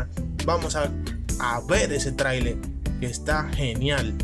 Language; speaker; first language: Spanish; native; Spanish